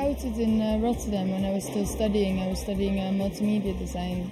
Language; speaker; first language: English; non-native, fluent; Dutch